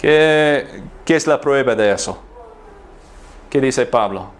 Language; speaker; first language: Spanish; non-native, fluent; English